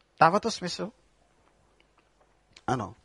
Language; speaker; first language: Czech; non-native, fluent; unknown